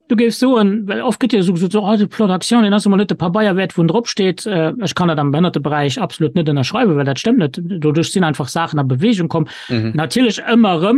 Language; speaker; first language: Luxembourgish; native; Luxembourgish